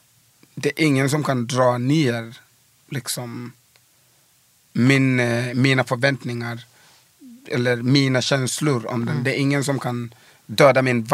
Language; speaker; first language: Swedish; early bilingual, other home language; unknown